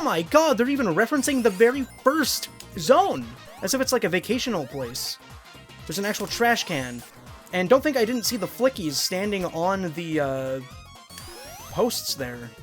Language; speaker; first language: English; native; English